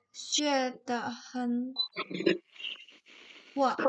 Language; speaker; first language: Chinese; non-native, learner; Indonesian